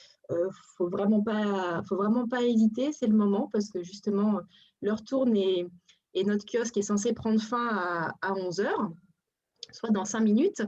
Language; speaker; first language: French; native; French